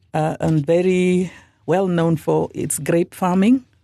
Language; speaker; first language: English; non-native, local second language; Afrikaans